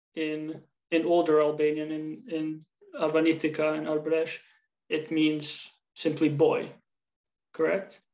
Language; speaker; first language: English; early bilingual, other home language; Albanian